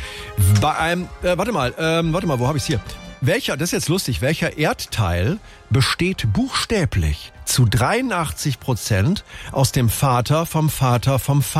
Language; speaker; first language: German; native; German